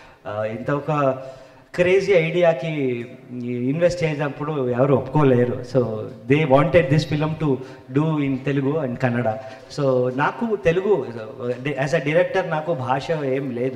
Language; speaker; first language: Telugu; non-native, learner; Kannada